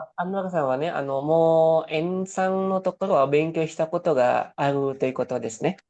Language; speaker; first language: Japanese; non-native, fluent; Indonesian